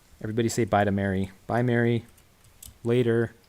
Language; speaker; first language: English; native; English